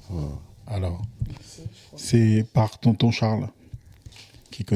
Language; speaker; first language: French; native; French